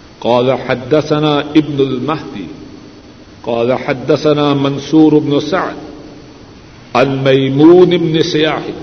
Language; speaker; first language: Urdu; non-native, local second language; Punjabi